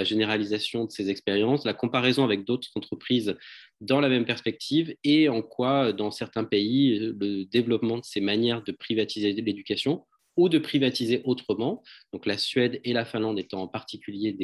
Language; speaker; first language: French; native; French